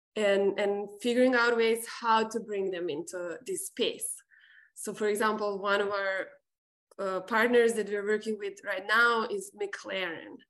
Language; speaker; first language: English; non-native, fluent; Serbian